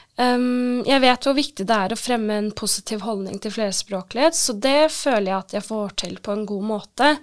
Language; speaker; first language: Norwegian; early bilingual, other home language; Turkish